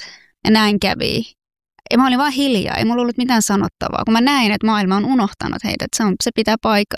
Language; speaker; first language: Finnish; non-native, fluent; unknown